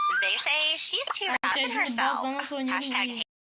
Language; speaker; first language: Turkish; native; Turkish